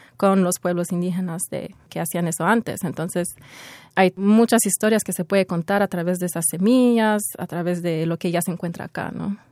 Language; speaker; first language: Spanish; early bilingual, heritage; Spanish